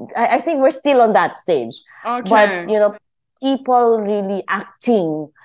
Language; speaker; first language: English; non-native, local second language; Filipino